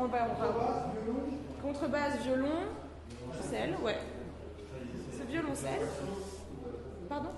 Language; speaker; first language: French; native; French